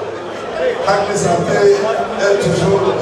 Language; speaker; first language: French; non-native, learner; English